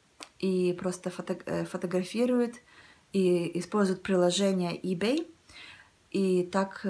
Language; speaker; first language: Russian; early bilingual, heritage; Russian